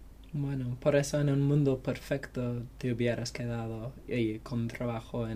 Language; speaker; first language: Spanish; non-native, learner; English